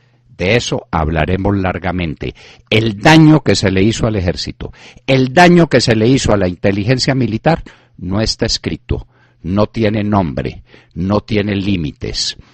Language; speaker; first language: Spanish; native; Spanish